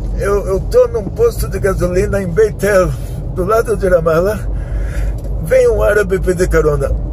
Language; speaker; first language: Portuguese; native; Portuguese